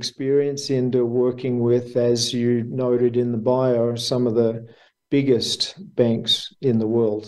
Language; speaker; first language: English; native; English